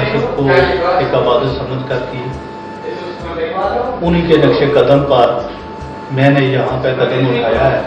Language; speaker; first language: Urdu; non-native, local second language; Pahari-Potwari